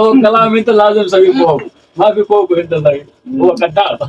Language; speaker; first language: Arabic; non-native, learner; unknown